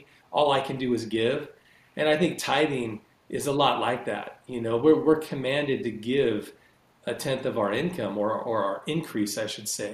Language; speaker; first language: English; native; English